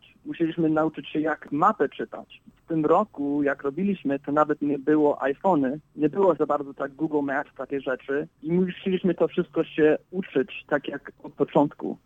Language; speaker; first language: Polish; early bilingual, heritage; English